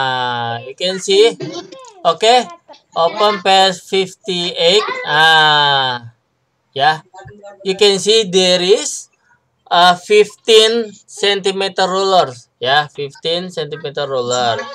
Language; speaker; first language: English; non-native, learner; Indonesian